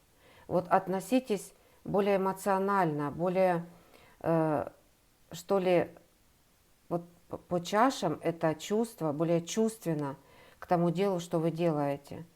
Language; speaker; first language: Russian; native; Russian